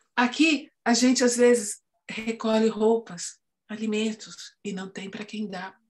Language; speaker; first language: Portuguese; native; Portuguese